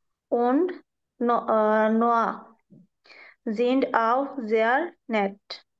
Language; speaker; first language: German; non-native, learner; Bangla